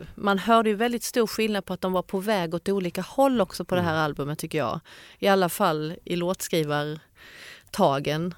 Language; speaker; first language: Swedish; native; Swedish